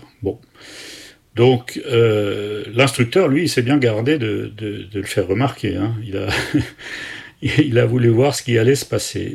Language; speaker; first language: French; native; French